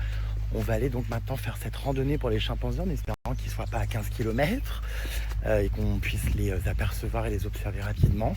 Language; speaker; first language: French; native; French